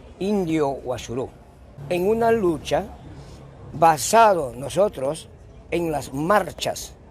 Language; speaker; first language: Spanish; non-native, local second language; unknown